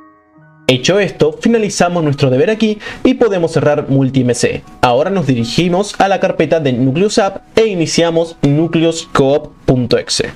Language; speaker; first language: Spanish; native; Spanish